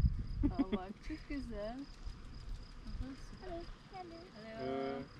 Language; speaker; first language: Turkish; non-native, learner; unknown